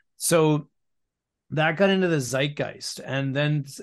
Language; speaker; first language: English; native; English